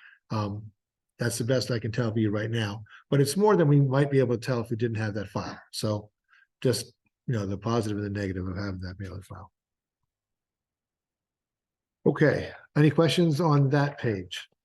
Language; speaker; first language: English; native; English